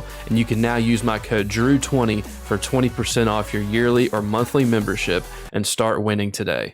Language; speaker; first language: English; native; English